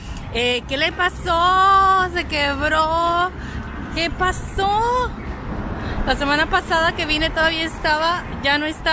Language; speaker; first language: Spanish; native; Spanish